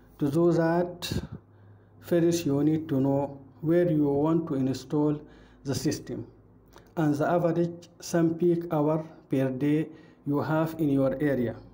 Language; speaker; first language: English; non-native, fluent; Arabic